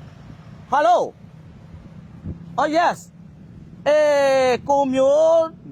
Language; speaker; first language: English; non-native, learner; Burmese